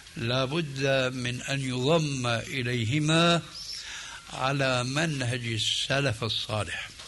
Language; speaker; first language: Arabic; native; Arabic